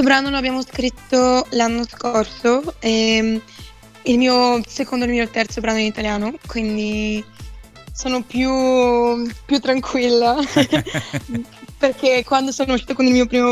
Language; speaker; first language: Italian; non-native, fluent; Bulgarian